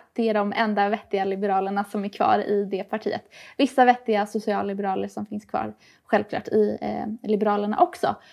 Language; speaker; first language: Swedish; early bilingual, other home language; Persian